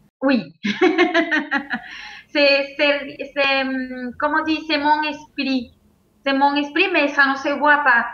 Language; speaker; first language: French; non-native, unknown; Spanish